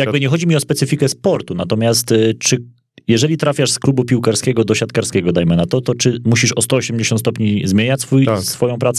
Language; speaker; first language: Polish; native; Polish